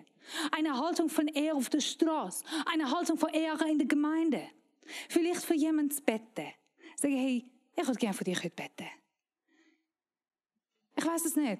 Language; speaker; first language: German; non-native, learner; Persian